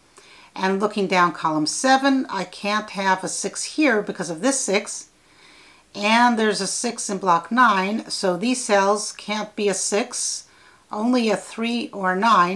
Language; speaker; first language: English; native; English